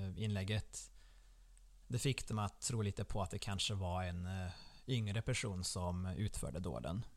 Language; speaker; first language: Swedish; native; Swedish